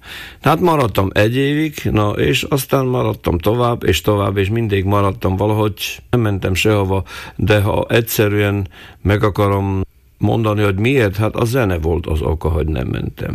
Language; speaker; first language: Hungarian; non-native, local second language; Slovak